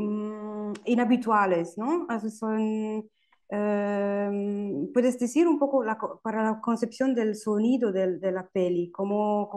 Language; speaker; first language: Spanish; non-native, fluent; German